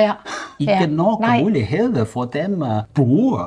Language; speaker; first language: Danish; non-native, learner; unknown